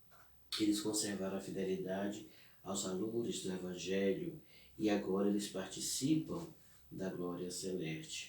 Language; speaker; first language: Portuguese; native; Portuguese